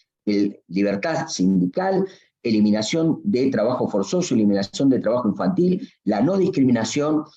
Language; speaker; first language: Spanish; native; Spanish